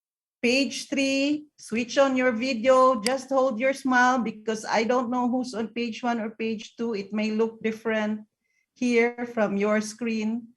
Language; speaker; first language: English; non-native, fluent; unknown